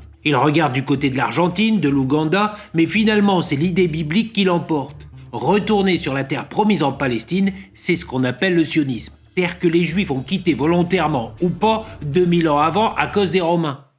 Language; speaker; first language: French; native; French